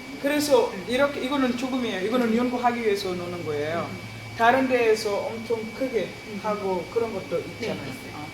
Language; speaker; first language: Korean; non-native, learner; Wolof